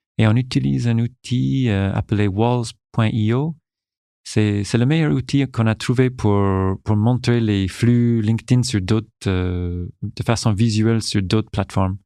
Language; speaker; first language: French; non-native, local second language; English